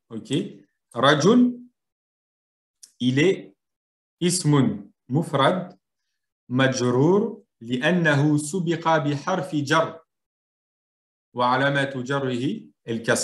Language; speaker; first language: Arabic; non-native, fluent; French